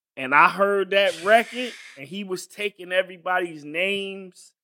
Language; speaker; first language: English; native; English